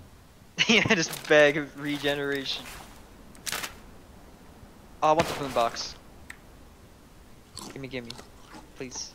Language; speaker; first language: English; native; English